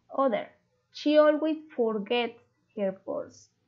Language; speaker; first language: English; non-native, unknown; Spanish